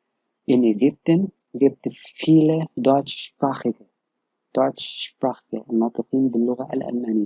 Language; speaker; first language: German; non-native, fluent; Arabic